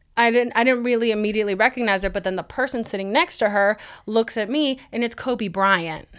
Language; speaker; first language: English; early bilingual, other home language; Spanish